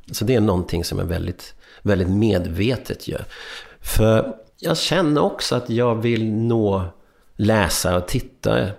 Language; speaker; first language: Swedish; early bilingual, other home language; Hungarian